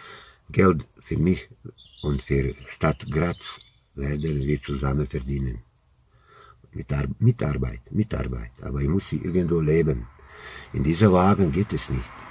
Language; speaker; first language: German; non-native, learner; Croatian